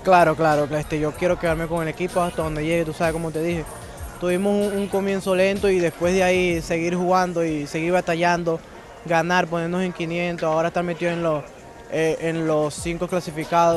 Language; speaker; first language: Spanish; native; Spanish